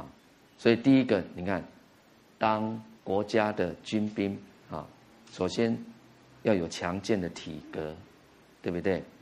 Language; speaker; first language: Chinese; native; Chinese